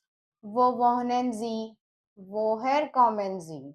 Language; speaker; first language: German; non-native, learner; Gujarati